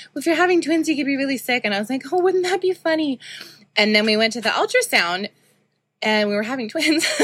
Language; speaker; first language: English; native; English